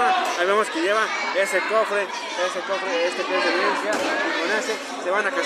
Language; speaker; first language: Spanish; native; Spanish